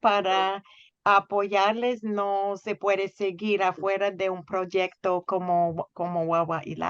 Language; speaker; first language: Spanish; non-native, fluent; English